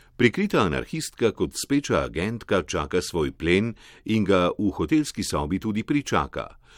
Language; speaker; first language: Slovenian; native; Slovenian